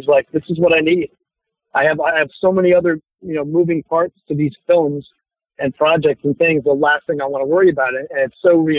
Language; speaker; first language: English; native; English